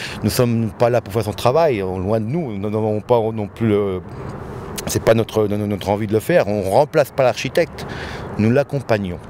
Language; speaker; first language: French; native; French